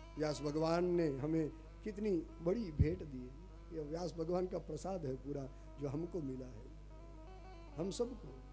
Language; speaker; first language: Hindi; non-native, local second language; Gujarati